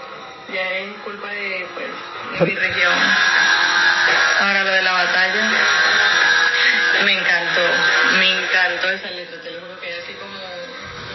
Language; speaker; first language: Spanish; native; Spanish